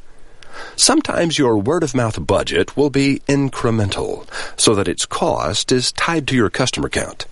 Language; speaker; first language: English; native; English